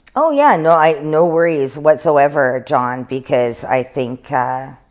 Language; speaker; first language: English; native; English